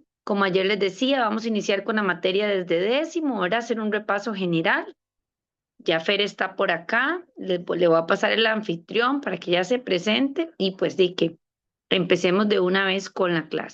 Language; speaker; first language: Spanish; native; Spanish